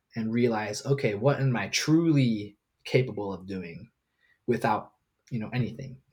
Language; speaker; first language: English; non-native, local second language; Cantonese